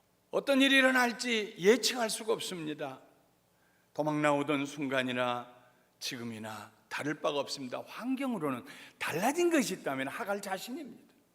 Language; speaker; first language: Korean; native; Korean